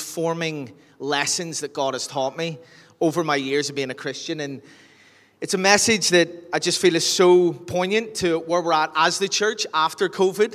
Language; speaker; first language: English; native; English